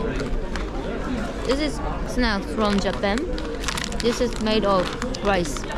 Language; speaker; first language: English; non-native, learner; Japanese